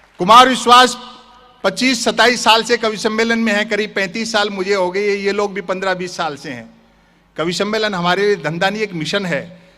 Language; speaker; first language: Hindi; native; Hindi